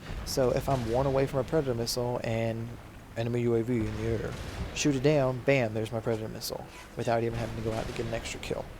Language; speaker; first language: English; native; English